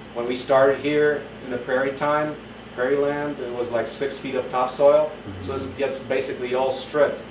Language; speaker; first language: English; non-native, fluent; Polish